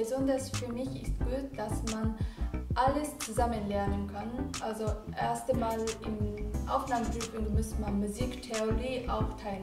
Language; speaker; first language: German; non-native, learner; Japanese